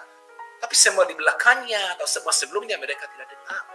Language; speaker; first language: Indonesian; non-native, fluent; Hebrew